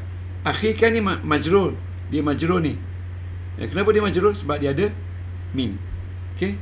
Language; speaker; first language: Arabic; non-native, fluent; Malay